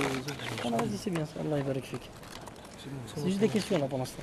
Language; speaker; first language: Arabic; non-native, fluent; French